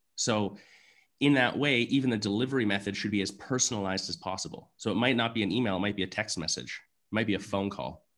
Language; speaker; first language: English; native; English